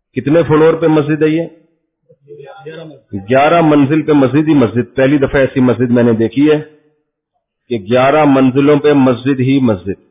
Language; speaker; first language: Urdu; native; Urdu